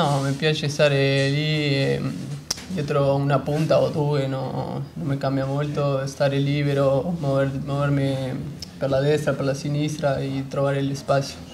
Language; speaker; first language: Italian; non-native, fluent; Spanish